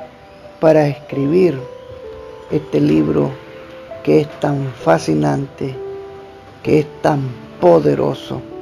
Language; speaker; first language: Spanish; native; Spanish